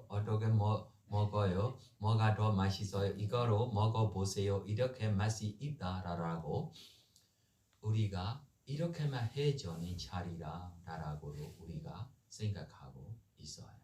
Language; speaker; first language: Korean; non-native, learner; Burmese